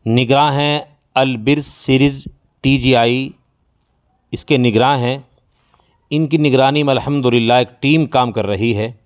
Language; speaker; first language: Urdu; native; Urdu